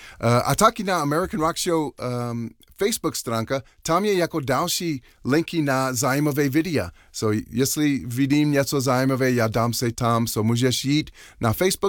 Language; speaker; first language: Czech; non-native, learner; English